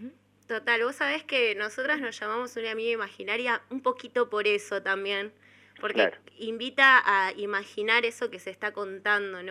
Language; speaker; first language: Spanish; native; Spanish